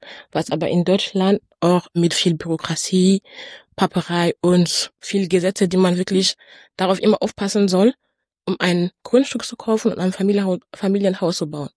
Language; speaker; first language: German; early bilingual, other home language; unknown